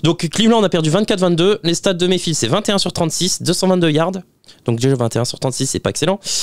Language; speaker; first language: French; native; French